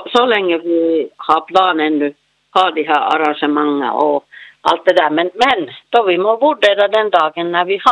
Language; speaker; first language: Swedish; non-native, learner; Finnish